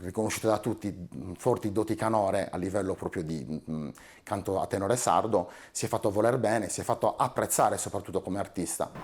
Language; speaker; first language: Italian; native; Italian